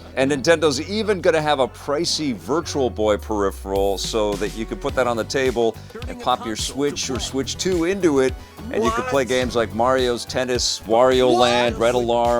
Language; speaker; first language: English; native; English